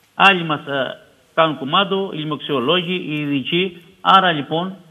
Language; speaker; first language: Greek; native; Greek